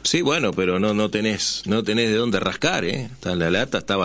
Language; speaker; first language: Spanish; native; Spanish